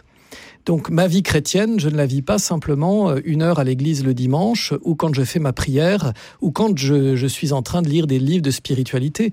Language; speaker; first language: French; native; French